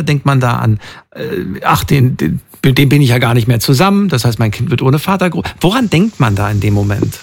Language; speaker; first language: German; native; German